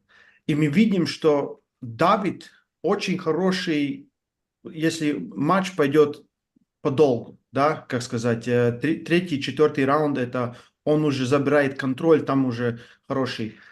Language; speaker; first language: Russian; non-native, fluent; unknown